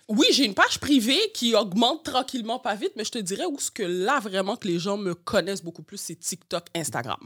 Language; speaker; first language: French; early bilingual, other home language; Haitian Creole